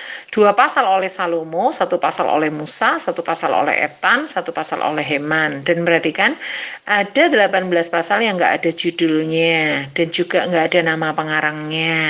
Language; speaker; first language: Indonesian; native; Indonesian